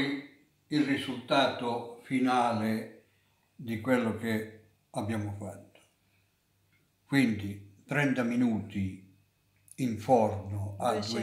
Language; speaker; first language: Italian; native; Italian